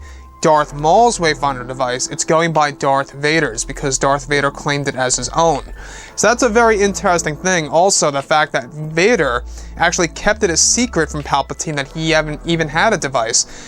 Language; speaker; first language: English; native; English